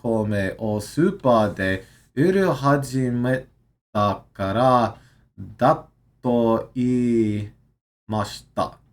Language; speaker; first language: Japanese; non-native, learner; English